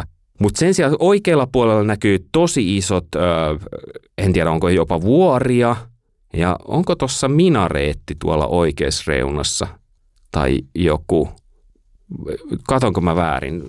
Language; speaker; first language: Finnish; native; Finnish